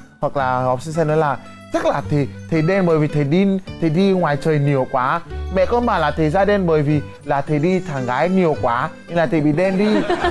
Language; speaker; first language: Vietnamese; non-native, fluent; Yoruba